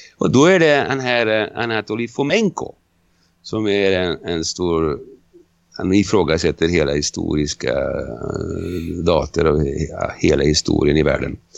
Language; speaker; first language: Swedish; non-native, fluent; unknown